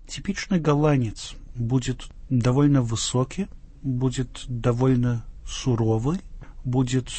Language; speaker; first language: Russian; non-native, fluent; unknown